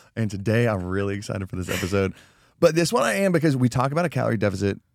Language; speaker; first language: English; native; English